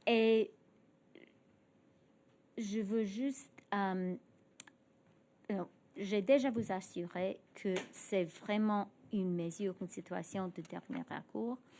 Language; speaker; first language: French; non-native, fluent; English